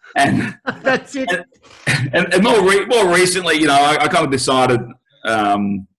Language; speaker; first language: English; native; English